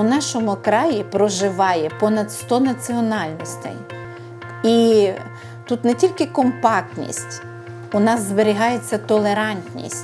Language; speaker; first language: Ukrainian; native; Ukrainian